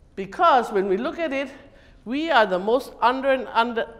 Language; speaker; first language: English; native; English